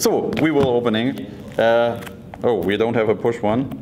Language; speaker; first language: English; non-native, learner; German